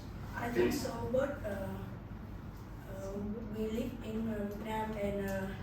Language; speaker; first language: English; non-native, learner; Vietnamese